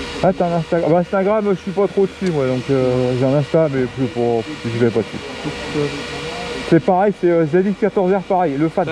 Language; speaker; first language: French; native; French